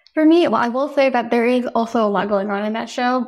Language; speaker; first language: English; native; English